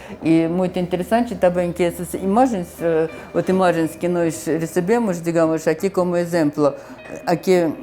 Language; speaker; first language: Portuguese; non-native, fluent; Russian